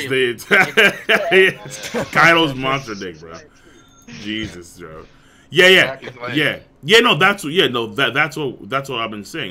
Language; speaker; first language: English; native; English